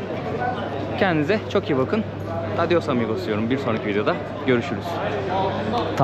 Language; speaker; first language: Turkish; native; Turkish